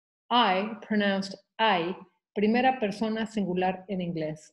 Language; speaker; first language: Spanish; early bilingual, heritage; Spanish